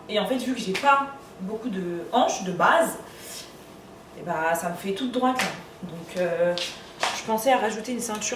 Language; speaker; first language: French; native; French